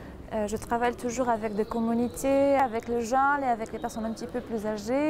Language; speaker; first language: French; non-native, fluent; Portuguese